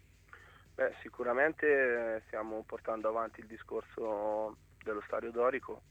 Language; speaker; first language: Italian; native; Italian